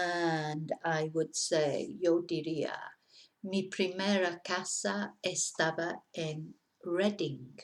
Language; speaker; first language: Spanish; non-native, fluent; English